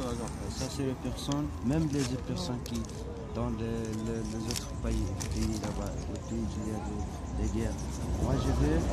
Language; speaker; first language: French; non-native, learner; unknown